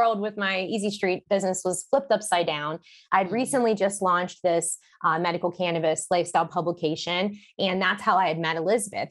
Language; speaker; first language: English; native; English